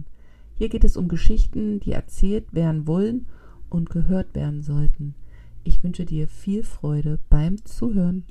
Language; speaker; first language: German; native; German